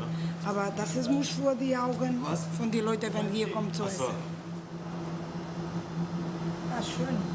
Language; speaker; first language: German; non-native, learner; Portuguese